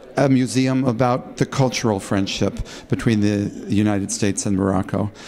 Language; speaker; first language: English; native; English